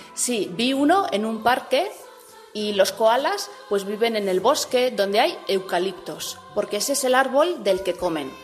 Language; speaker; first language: Spanish; native; Spanish